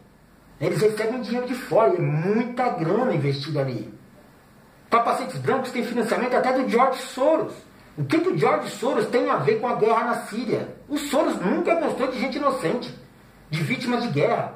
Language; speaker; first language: Portuguese; native; Portuguese